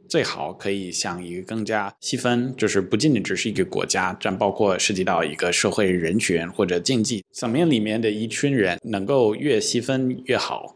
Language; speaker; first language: Chinese; non-native, fluent; English